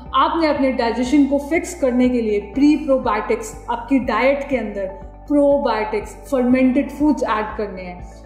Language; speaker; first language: Hindi; native; Hindi